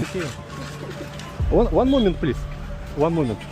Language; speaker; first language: English; non-native, learner; Russian